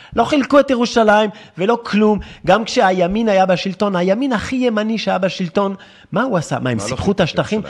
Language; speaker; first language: Hebrew; non-native, fluent; French